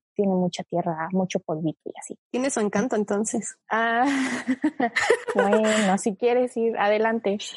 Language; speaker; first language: Spanish; early bilingual, other home language; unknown